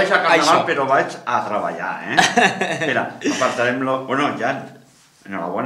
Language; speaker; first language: Catalan; native; Catalan